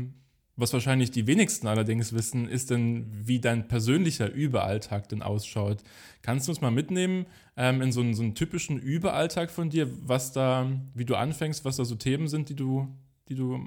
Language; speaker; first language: German; native; German